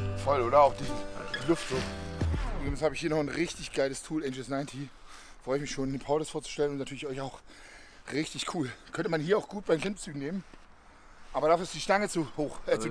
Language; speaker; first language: German; native; German